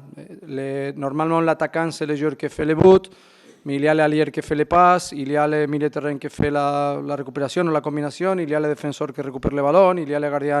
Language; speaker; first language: French; non-native, fluent; Spanish